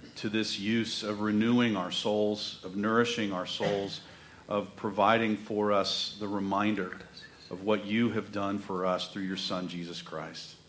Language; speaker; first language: English; native; English